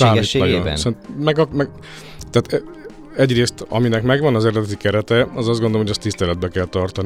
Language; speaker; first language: Hungarian; native; Hungarian